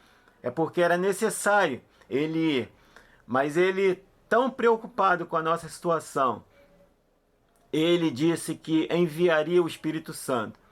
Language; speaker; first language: Portuguese; native; Portuguese